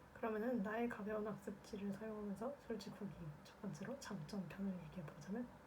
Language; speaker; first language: Korean; native; Korean